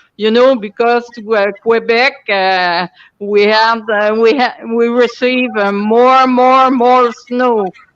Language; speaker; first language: English; non-native, local second language; French